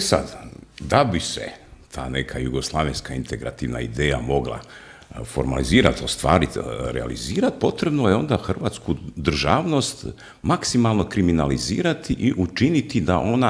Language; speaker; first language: Croatian; native; Croatian